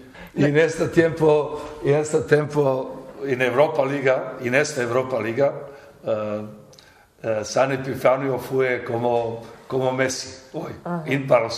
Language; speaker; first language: Spanish; non-native, fluent; Serbian